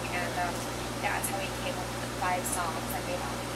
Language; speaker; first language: English; native; English